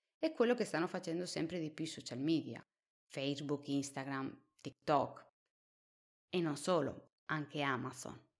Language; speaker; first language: Italian; non-native, fluent; Spanish